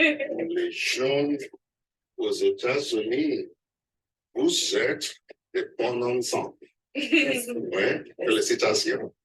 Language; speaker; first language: French; non-native, learner; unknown